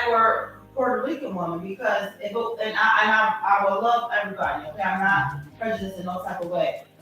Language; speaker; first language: English; native; English